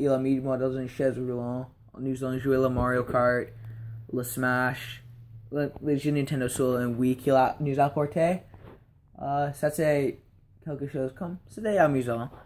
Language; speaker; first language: French; non-native, learner; English